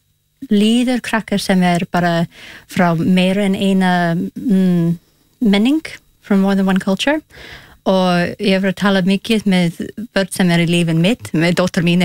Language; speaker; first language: Icelandic; non-native, learner; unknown